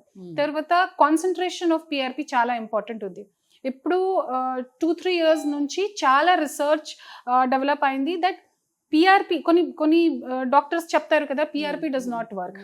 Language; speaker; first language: Telugu; non-native, fluent; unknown